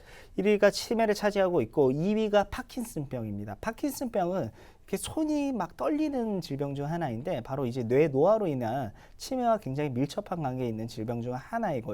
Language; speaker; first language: Korean; native; Korean